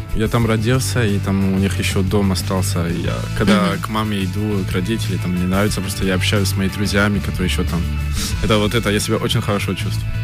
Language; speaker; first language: Russian; early bilingual, heritage; Russian